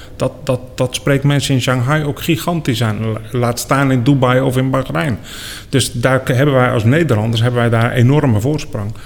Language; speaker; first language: Dutch; native; Dutch